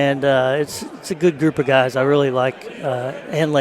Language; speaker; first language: English; native; English